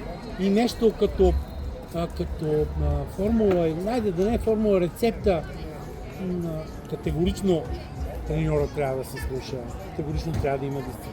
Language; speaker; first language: Bulgarian; native; Bulgarian